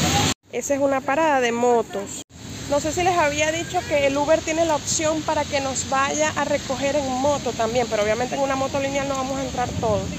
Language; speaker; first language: Spanish; native; Spanish